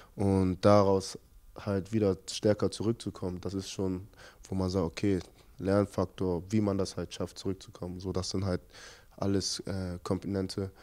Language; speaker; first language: German; native; German